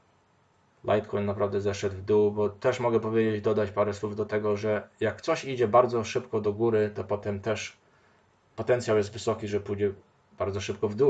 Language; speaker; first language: Polish; early bilingual, heritage; Polish